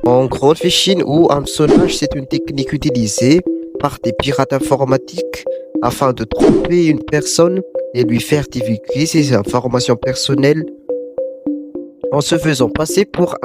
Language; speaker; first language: French; non-native, local second language; Malagasy